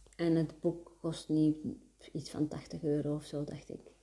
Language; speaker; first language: Dutch; early bilingual, other home language; Arabic